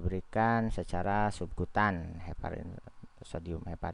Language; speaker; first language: Indonesian; native; Indonesian